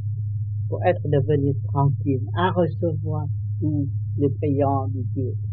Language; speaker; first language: French; non-native, learner; Vietnamese